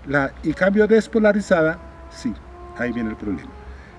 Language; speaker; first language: Spanish; native; Spanish